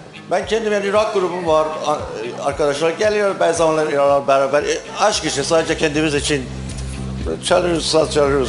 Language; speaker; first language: Turkish; non-native, learner; Persian